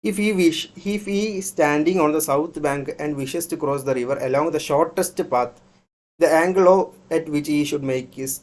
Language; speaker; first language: English; non-native, local second language; Malayalam